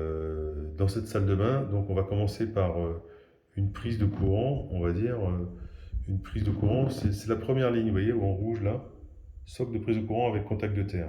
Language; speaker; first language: French; native; French